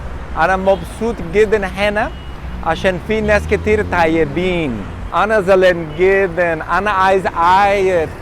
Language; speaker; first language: Arabic; non-native, learner; English